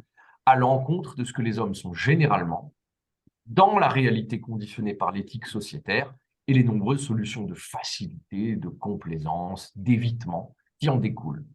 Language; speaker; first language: French; native; French